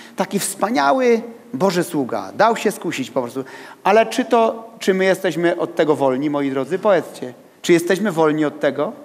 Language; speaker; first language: Polish; native; Polish